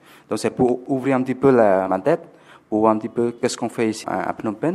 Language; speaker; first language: French; non-native, fluent; Khmer